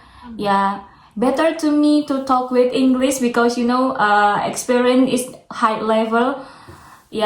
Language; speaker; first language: English; non-native, learner; Indonesian